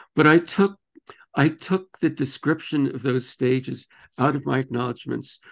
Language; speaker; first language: English; native; English